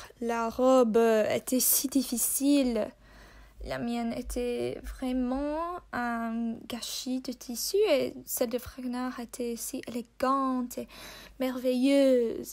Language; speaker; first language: French; non-native, learner; English